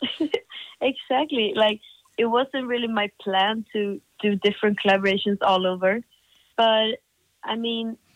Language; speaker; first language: English; non-native, fluent; Swedish